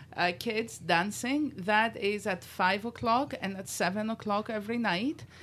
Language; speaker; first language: English; non-native, fluent; Greek